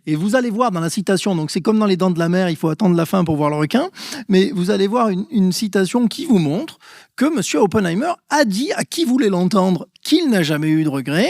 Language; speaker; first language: French; native; French